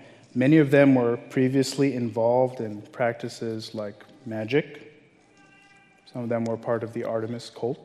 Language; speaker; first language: English; non-native, local second language; Yoruba